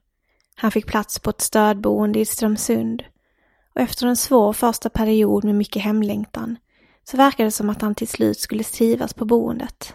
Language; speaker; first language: Swedish; native; Swedish